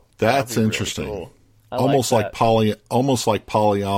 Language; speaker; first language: English; native; English